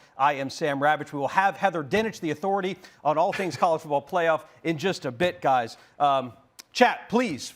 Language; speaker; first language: English; native; English